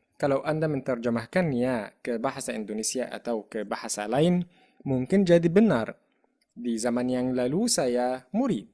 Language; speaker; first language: Indonesian; non-native, fluent; Arabic